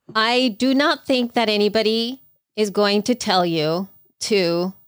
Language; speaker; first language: English; early bilingual, other home language; Spanish